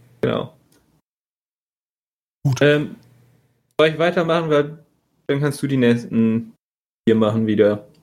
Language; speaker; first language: German; native; German